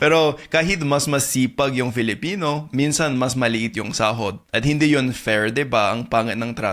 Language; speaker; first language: Filipino; non-native, fluent; English